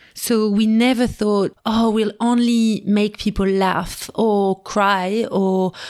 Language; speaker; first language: English; non-native, fluent; French